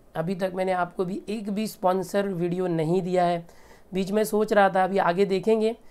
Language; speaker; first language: Hindi; native; Hindi